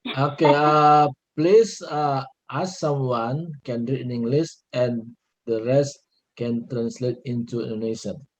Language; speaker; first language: English; non-native, learner; Indonesian